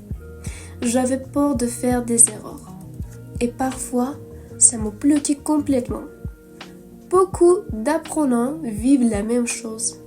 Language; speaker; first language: French; non-native, fluent; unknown